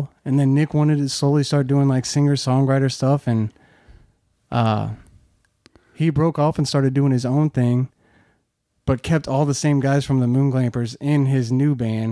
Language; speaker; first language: English; native; English